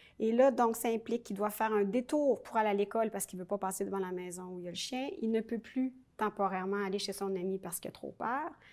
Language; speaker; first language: French; native; French